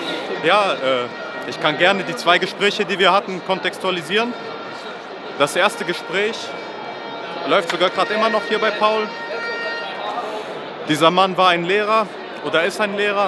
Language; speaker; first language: German; native; German